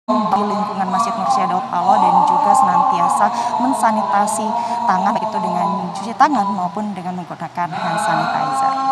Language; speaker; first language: Indonesian; native; Indonesian